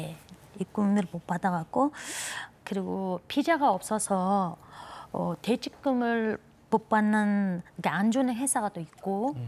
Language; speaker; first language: Korean; non-native, fluent; Mongolian